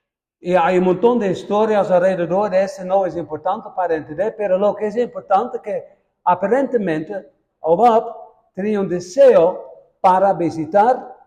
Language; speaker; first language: Spanish; non-native, fluent; Dutch